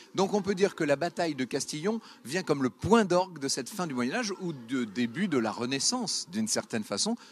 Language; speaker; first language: French; native; French